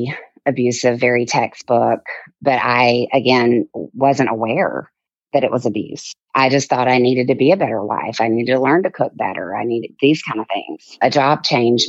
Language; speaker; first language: English; native; English